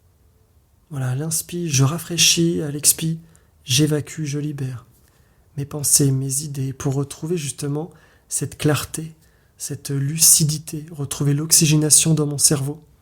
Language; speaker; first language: French; native; French